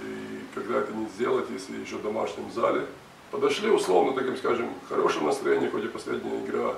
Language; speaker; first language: Russian; non-native, fluent; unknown